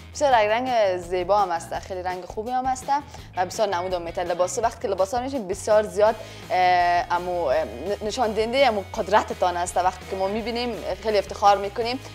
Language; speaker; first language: Persian; native; Persian